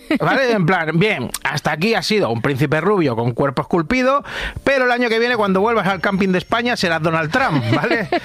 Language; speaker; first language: Spanish; native; Spanish